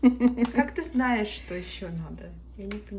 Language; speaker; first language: Russian; early bilingual, heritage; Russian